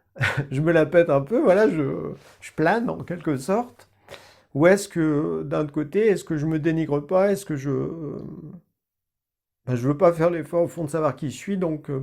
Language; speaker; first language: French; native; French